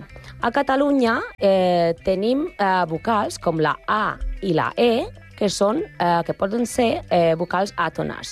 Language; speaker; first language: Catalan; non-native, learner; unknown